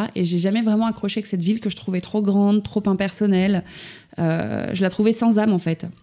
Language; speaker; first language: French; native; French